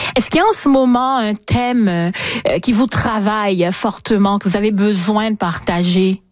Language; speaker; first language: French; native; French